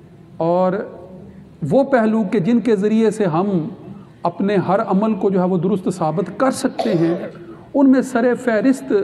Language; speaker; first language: Urdu; native; Urdu